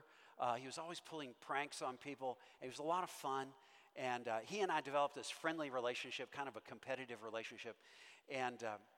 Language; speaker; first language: English; native; English